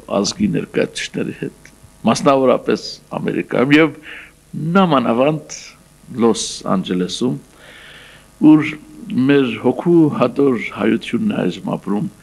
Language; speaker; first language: Armenian; native; Armenian